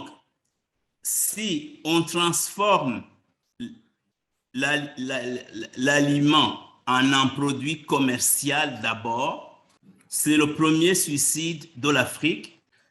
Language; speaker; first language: French; non-native, local second language; Rundi